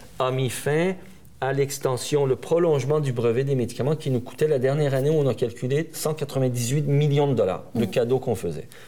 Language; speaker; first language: French; early bilingual, other home language; Persian